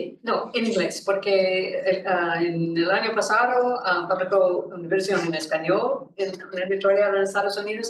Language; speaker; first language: Spanish; non-native, learner; English